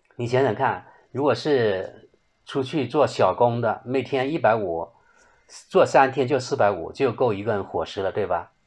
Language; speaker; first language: Chinese; native; Chinese